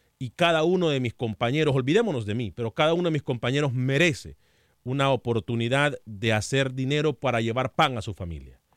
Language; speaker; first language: Spanish; native; Spanish